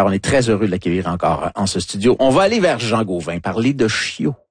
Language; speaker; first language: French; native; French